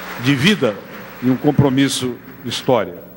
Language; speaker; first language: Portuguese; native; Portuguese